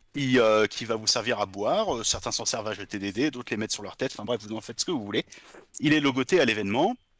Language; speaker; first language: French; native; French